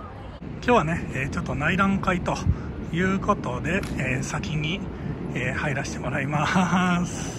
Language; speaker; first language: Japanese; native; Japanese